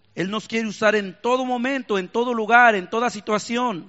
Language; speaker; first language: Spanish; native; Spanish